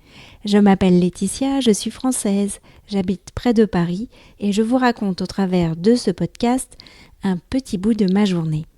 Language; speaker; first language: French; native; French